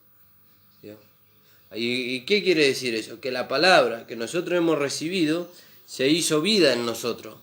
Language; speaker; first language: Spanish; native; Spanish